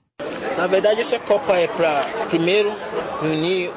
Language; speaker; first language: Portuguese; non-native, fluent; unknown